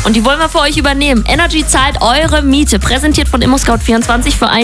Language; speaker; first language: German; native; German